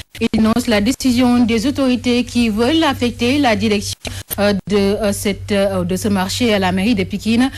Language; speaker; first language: French; non-native, local second language; Wolof